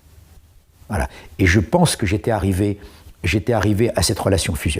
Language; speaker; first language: French; native; French